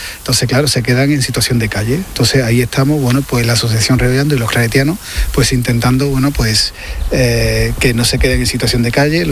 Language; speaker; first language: Spanish; native; Spanish